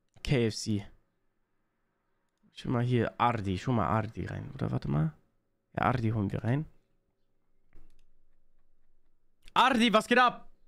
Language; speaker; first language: German; native; German